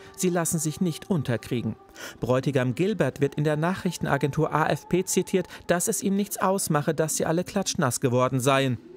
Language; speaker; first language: German; native; German